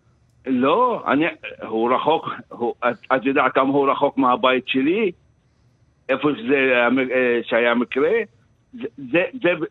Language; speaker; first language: Hebrew; non-native, local second language; Arabic